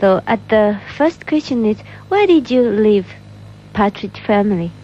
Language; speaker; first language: English; non-native, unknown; Japanese